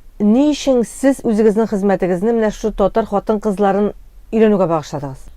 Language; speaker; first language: Tatar; native; Tatar